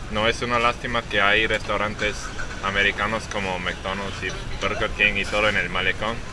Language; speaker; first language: Spanish; non-native, learner; English